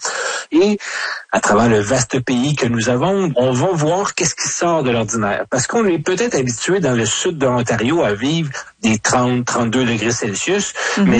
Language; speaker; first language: French; native; French